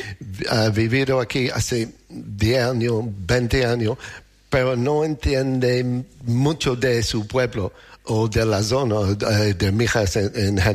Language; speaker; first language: Spanish; non-native, learner; English